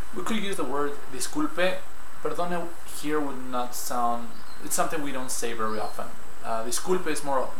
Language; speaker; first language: English; non-native, fluent; Spanish